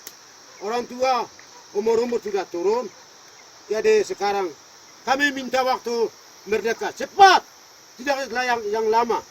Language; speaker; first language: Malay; non-native, local second language; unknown